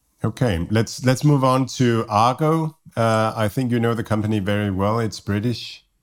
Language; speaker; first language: English; non-native, fluent; Danish